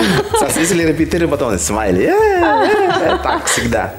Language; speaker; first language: Russian; non-native, learner; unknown